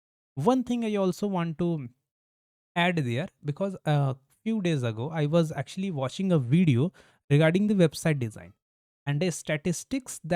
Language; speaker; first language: English; non-native, local second language; Hindi